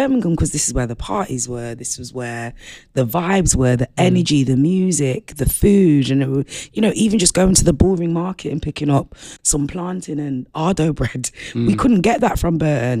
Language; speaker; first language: English; native; English